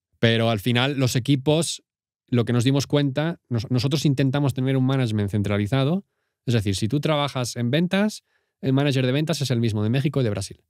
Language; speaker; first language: Spanish; native; Spanish